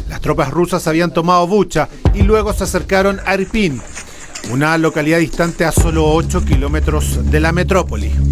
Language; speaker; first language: Spanish; native; Spanish